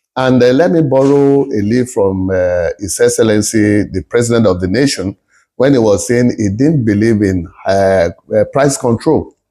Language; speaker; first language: English; non-native, local second language; Yoruba